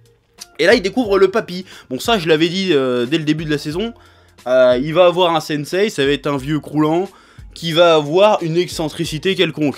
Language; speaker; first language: French; native; French